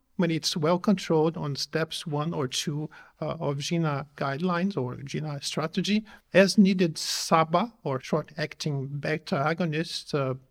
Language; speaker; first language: English; non-native, fluent; Portuguese